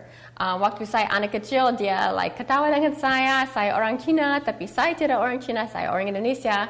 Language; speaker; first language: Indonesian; early bilingual, heritage; English